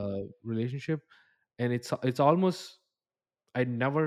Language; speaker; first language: English; non-native, local second language; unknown